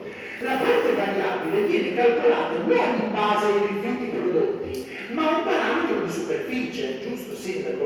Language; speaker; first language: Italian; native; Italian